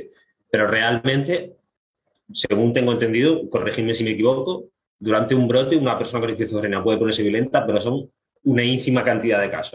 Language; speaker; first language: Spanish; native; Spanish